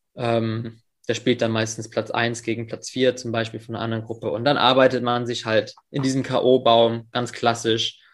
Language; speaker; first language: German; early bilingual, other home language; English